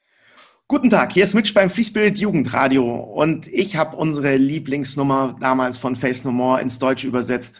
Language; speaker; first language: German; native; German